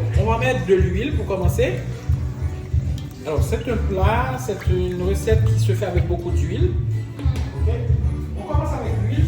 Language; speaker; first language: French; non-native, local second language; Haitian Creole